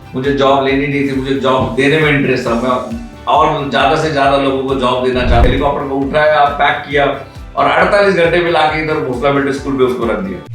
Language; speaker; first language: Hindi; non-native, local second language; Marathi